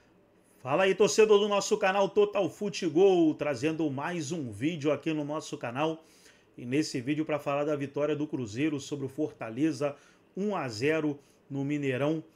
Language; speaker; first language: Portuguese; native; Portuguese